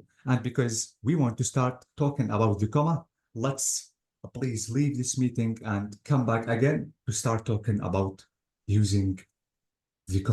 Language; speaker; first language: English; non-native, fluent; Arabic